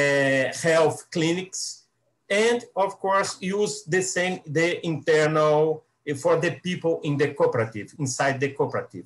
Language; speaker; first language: English; non-native, learner; Portuguese